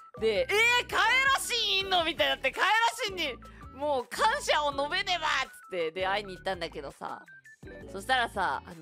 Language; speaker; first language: Japanese; native; Japanese